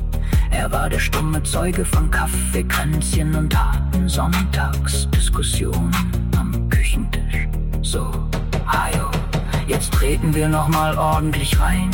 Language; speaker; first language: German; native; German